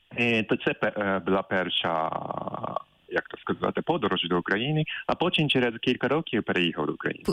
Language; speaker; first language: Ukrainian; non-native, fluent; Japanese